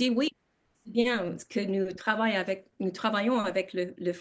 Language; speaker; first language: French; non-native, learner; English